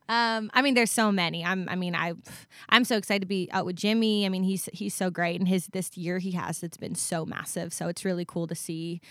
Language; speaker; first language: English; native; English